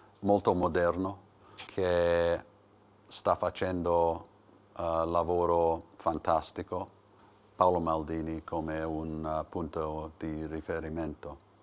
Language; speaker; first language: Italian; non-native, learner; English